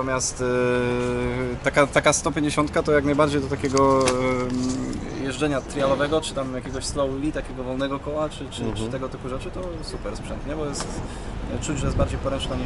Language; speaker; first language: Polish; native; Polish